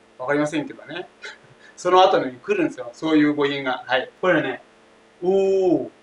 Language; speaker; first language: Japanese; non-native, fluent; Thai